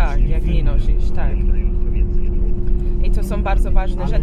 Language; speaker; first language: Polish; non-native, learner; English